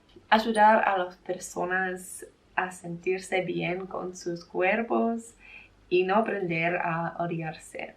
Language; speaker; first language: Spanish; non-native, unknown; English